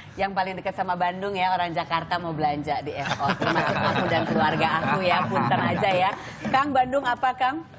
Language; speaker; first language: Indonesian; native; Indonesian